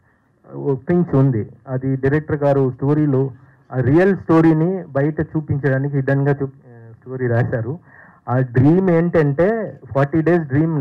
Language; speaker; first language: Telugu; non-native, fluent; Tamil